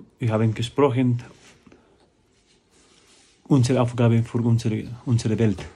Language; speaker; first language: German; non-native, learner; Spanish